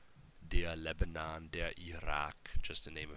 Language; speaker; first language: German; non-native, fluent; English